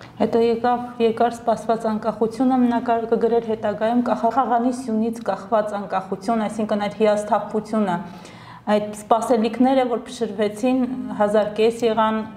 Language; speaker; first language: Armenian; native; Armenian